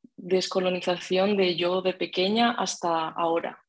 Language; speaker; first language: Spanish; native; Spanish